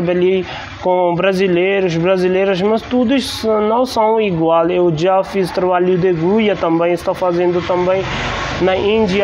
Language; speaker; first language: Portuguese; non-native, learner; Hindi